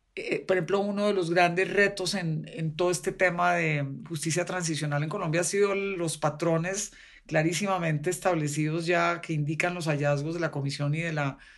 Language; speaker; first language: Spanish; native; Spanish